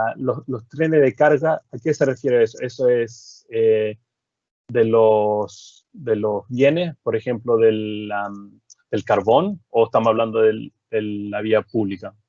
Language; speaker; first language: Spanish; early bilingual, heritage; English